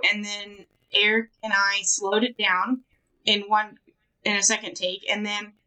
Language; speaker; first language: English; native; English